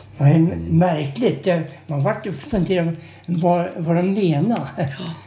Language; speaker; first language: Swedish; native; Swedish